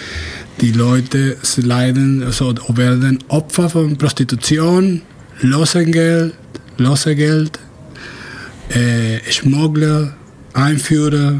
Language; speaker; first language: German; non-native, fluent; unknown